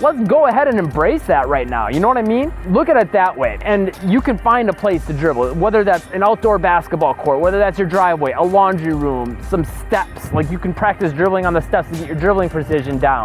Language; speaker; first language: English; native; English